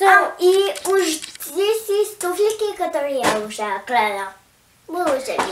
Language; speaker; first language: Russian; early bilingual, heritage; Russian